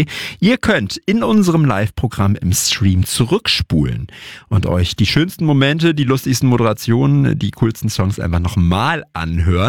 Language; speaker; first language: German; native; German